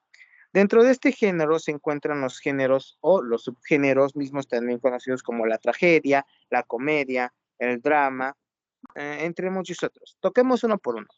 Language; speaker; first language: Spanish; native; Spanish